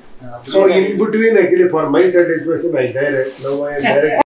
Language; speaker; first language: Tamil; non-native, learner; Kannada